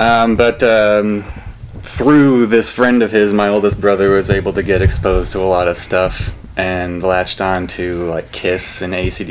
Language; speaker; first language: English; native; English